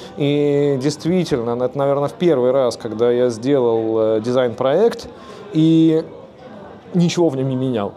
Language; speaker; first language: Russian; native; Russian